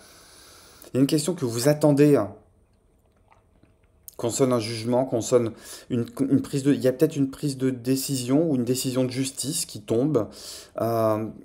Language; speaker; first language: French; native; French